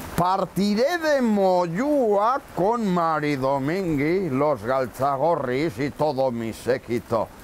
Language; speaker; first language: Spanish; non-native, local second language; Basque